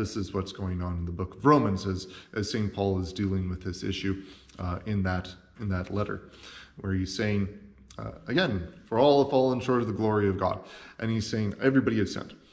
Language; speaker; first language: English; native; English